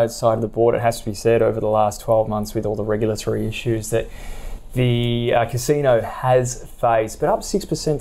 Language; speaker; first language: English; native; English